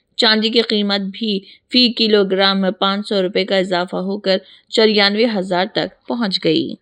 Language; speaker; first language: Urdu; native; Urdu